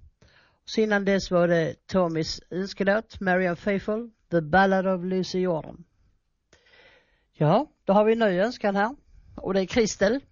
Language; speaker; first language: Swedish; native; Swedish